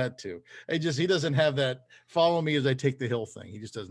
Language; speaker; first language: English; native; English